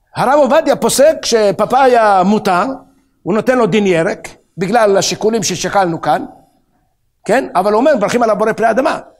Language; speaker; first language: Hebrew; native; Hebrew